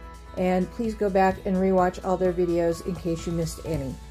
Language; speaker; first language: English; native; English